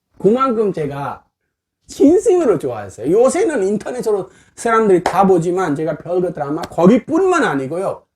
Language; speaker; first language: Korean; non-native, fluent; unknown